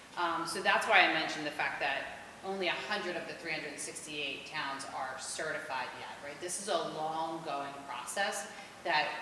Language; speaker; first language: English; native; English